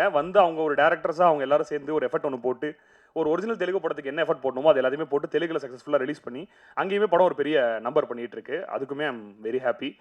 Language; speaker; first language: Tamil; native; Tamil